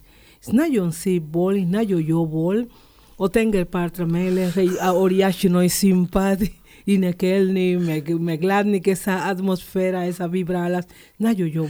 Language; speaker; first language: Hungarian; non-native, fluent; Spanish